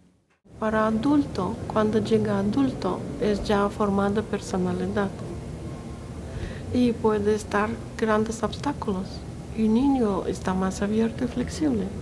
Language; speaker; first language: Spanish; non-native, learner; Russian